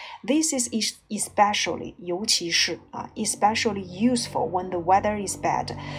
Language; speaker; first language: English; non-native, fluent; Chinese